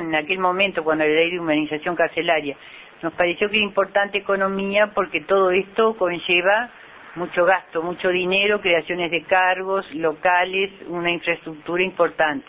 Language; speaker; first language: Spanish; native; Spanish